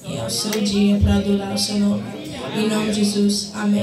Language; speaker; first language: Portuguese; early bilingual, heritage; Portuguese